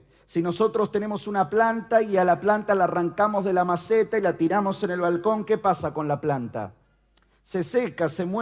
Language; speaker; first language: Spanish; native; Spanish